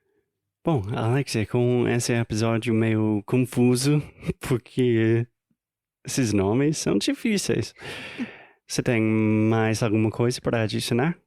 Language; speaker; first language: Portuguese; non-native, fluent; English